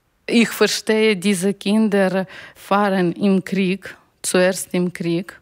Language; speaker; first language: German; non-native, learner; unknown